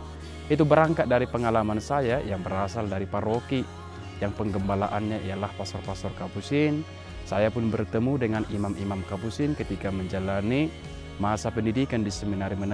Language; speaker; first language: Indonesian; native; Indonesian